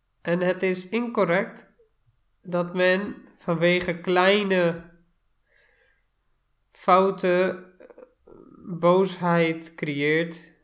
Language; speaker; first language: Dutch; non-native, fluent; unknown